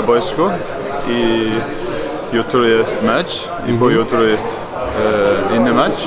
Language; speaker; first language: Polish; non-native, learner; Danish